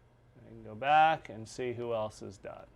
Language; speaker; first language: English; native; English